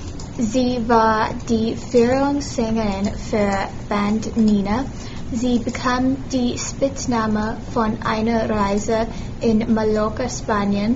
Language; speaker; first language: German; non-native, learner; English